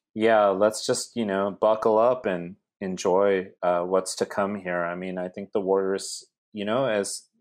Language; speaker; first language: English; native; English